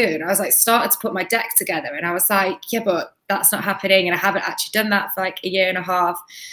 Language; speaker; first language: English; native; English